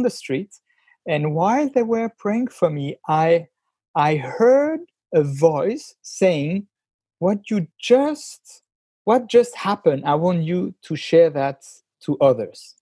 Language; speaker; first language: English; non-native, fluent; French